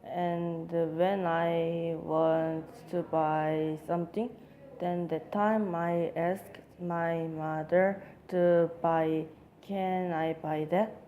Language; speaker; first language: English; non-native, learner; Korean